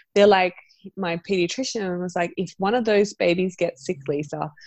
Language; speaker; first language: English; native; English